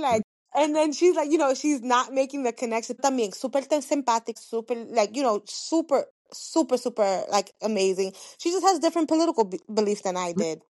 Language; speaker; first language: English; early bilingual, other home language; Spanish